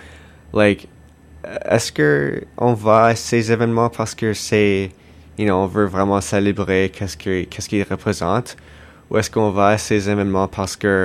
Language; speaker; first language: French; non-native, local second language; English